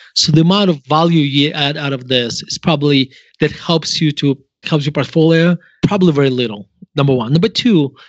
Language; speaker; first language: English; non-native, fluent; Russian